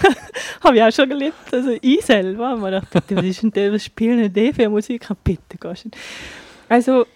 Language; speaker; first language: German; native; German